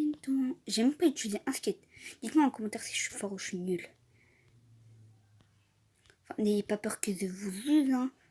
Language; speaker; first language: French; native; French